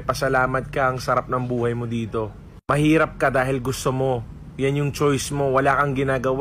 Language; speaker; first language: Filipino; non-native, local second language; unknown